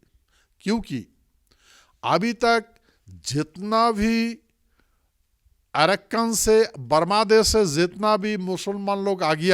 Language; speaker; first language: Hindi; non-native, local second language; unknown